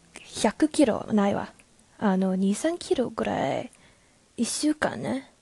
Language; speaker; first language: Japanese; non-native, learner; Chinese